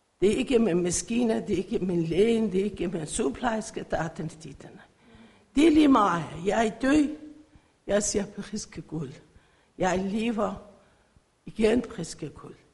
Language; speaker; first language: Danish; non-native, learner; Persian